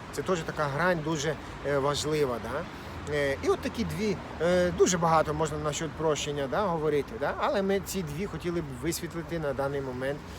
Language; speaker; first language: Ukrainian; native; Ukrainian